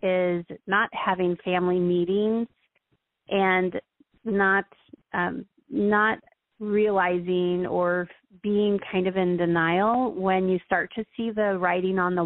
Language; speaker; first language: English; native; English